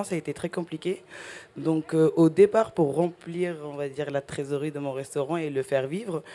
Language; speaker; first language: French; early bilingual, other home language; Spanish